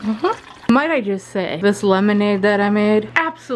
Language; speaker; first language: English; native; English